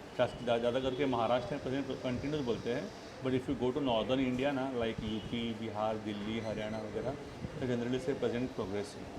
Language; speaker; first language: Hindi; non-native, local second language; Marathi